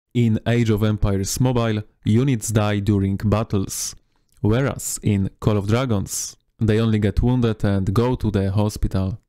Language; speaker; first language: English; non-native, fluent; Polish